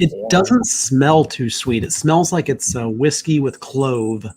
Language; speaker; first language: English; native; English